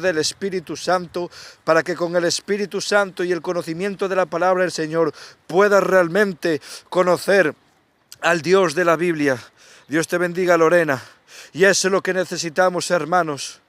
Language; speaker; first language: Spanish; native; Spanish